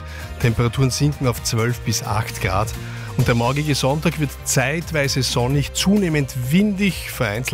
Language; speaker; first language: German; native; German